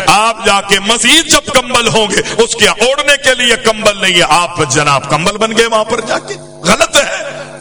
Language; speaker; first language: Urdu; native; Urdu